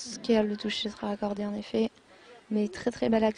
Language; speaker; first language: French; native; French